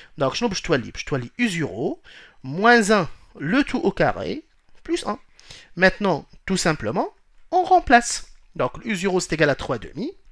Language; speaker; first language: French; non-native, local second language; Arabic